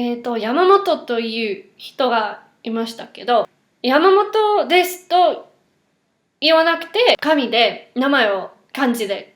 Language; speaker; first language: Japanese; non-native, fluent; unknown